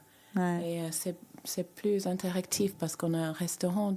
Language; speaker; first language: French; native; French